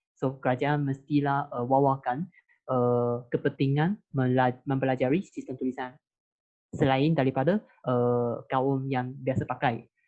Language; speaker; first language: Malay; non-native, local second language; Chinese